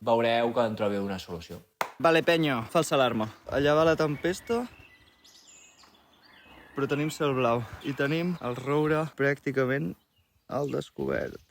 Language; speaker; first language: Catalan; native; Catalan